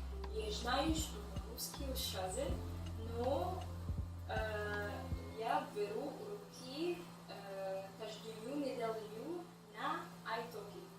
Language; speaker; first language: Russian; non-native, learner; English